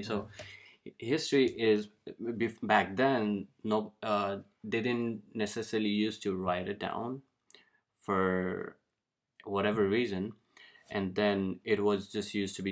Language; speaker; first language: English; non-native, local second language; Nepali